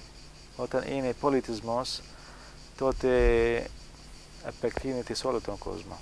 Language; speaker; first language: Greek; non-native, fluent; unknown